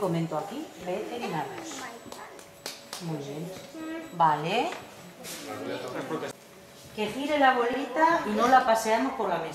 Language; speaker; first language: Spanish; native; Spanish